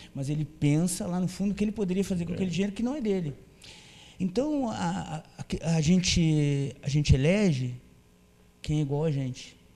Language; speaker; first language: Portuguese; native; Portuguese